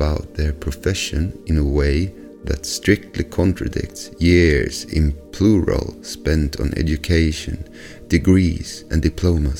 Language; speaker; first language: English; non-native, fluent; Swedish